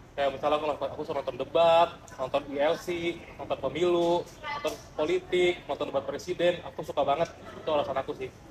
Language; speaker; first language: Indonesian; native; Indonesian